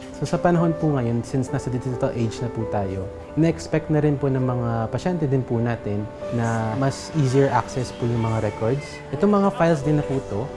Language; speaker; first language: Filipino; native; Filipino